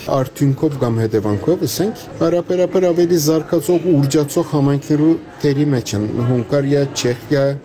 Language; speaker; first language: Armenian; native; Armenian